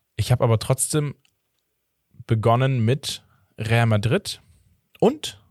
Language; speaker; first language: German; early bilingual, other home language; Portuguese